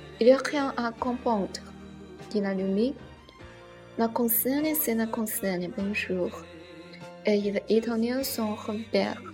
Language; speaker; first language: French; non-native, learner; Chinese